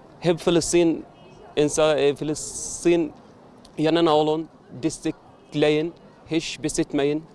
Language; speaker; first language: Turkish; non-native, fluent; Arabic